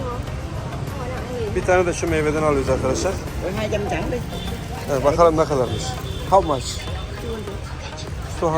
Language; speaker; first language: Turkish; native; Turkish